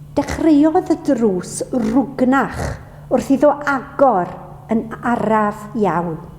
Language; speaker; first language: Welsh; native; Welsh